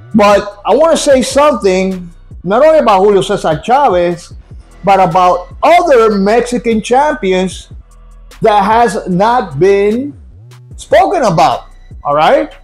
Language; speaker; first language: English; non-native, fluent; Spanish